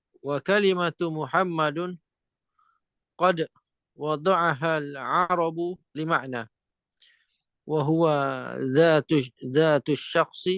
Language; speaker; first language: Arabic; non-native, fluent; Malay